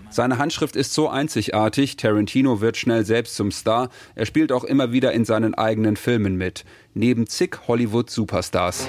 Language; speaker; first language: German; native; German